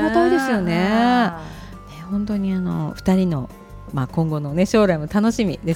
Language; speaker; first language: Japanese; native; Japanese